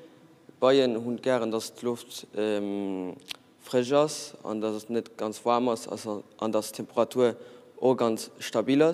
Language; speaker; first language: German; non-native, learner; Portuguese